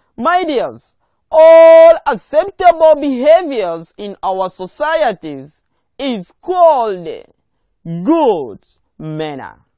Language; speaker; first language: English; non-native, local second language; Swahili